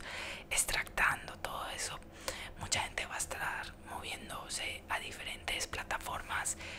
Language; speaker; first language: Spanish; early bilingual, heritage; Spanish